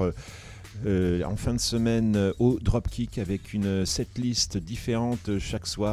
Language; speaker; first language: French; native; French